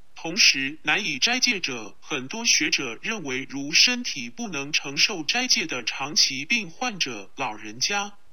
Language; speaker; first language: Chinese; non-native, local second language; Cantonese